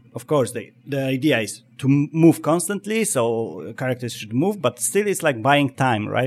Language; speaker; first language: English; non-native, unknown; Polish